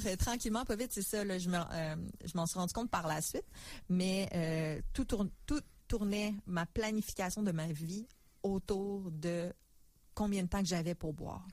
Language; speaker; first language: French; native; French